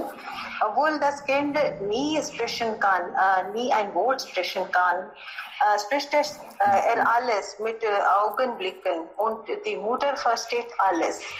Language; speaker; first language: German; non-native, learner; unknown